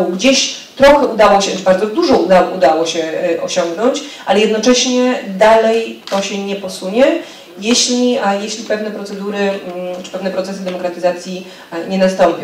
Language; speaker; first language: Polish; native; Polish